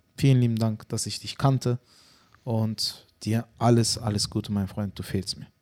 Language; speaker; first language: German; early bilingual, other home language; Turkish